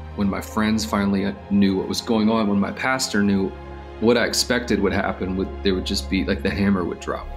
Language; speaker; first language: English; native; English